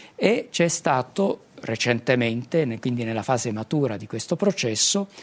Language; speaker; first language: Italian; non-native, fluent; Arabic